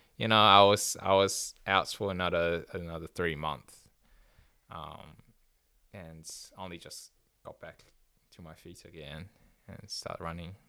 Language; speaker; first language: English; non-native, fluent; Chinese